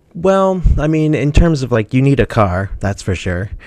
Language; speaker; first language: English; native; English